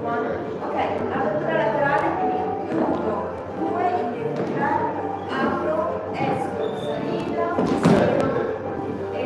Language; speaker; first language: Italian; native; Italian